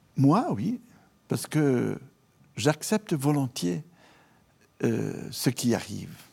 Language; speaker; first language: French; non-native, fluent; Italian